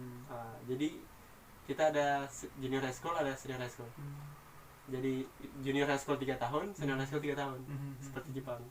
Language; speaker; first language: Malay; non-native, local second language; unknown